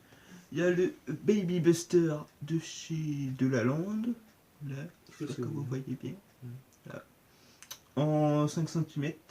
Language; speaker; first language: French; native; French